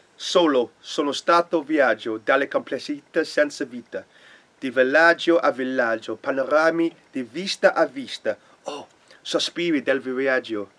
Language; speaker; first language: Italian; non-native, learner; English